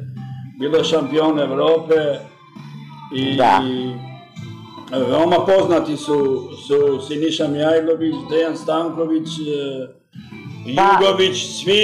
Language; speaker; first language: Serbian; early bilingual, heritage; Serbian